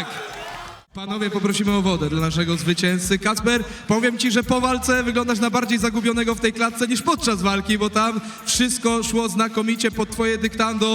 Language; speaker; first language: Polish; native; Polish